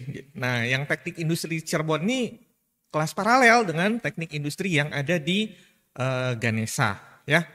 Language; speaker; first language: Indonesian; native; Indonesian